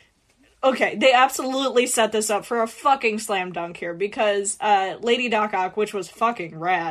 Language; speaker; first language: English; native; English